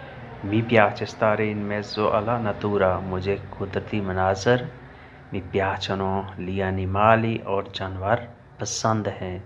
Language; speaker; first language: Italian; non-native, learner; Urdu